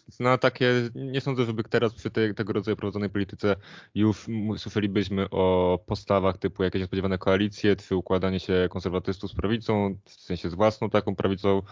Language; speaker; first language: Polish; native; Polish